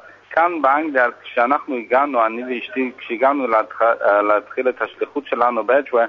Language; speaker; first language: Hebrew; non-native, fluent; English